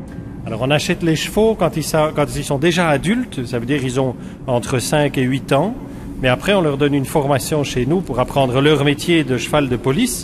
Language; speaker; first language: French; native; French